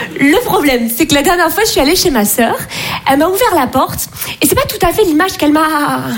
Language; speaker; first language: French; native; French